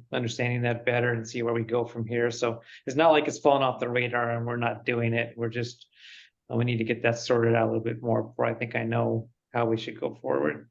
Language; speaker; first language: English; native; English